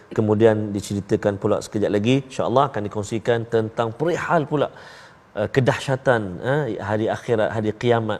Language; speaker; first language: Malay; native; Malay